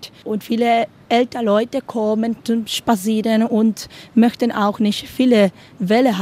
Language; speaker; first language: German; non-native, learner; Spanish